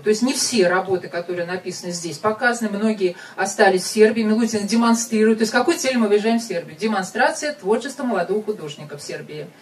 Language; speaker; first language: Russian; native; Russian